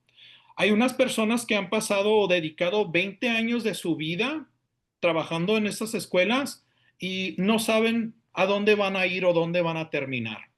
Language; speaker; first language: Spanish; early bilingual, heritage; Spanish